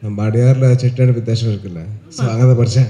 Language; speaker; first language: Tamil; non-native, local second language; Telugu